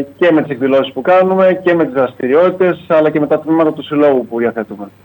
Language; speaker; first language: Greek; native; Greek